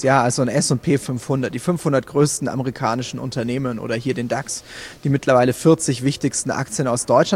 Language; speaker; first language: German; native; German